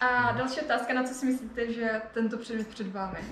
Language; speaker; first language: Czech; native; Czech